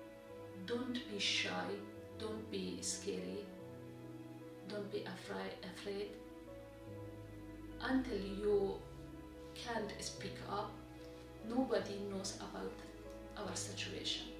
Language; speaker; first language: English; non-native, learner; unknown